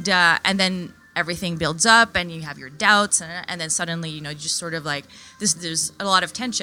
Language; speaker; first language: English; non-native, local second language; French